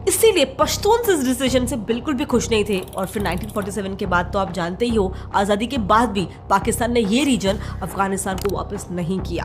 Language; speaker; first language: Hindi; native; Hindi